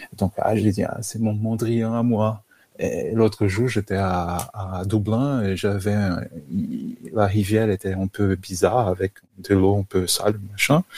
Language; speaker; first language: French; non-native, fluent; Portuguese